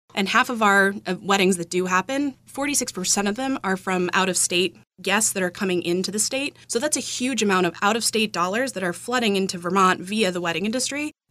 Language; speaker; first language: English; native; English